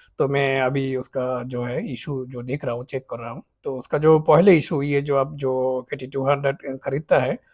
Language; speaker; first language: Hindi; non-native, fluent; Bangla